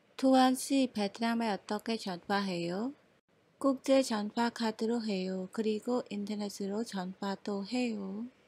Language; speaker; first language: Korean; non-native, fluent; Khmer